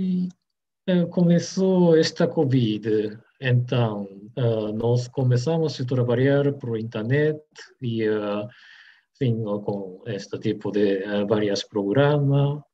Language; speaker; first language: Portuguese; non-native, learner; Japanese